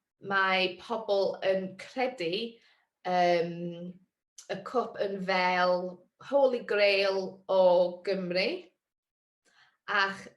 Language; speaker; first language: Welsh; non-native, learner; English